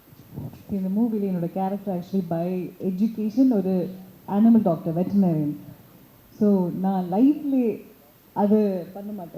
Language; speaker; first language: Tamil; early bilingual, heritage; Tamil